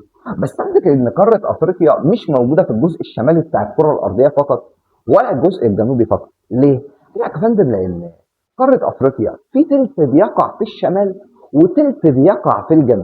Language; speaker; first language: Arabic; native; Arabic